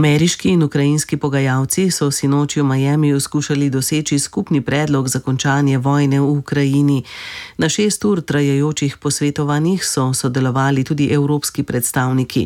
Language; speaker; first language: Slovenian; native; Slovenian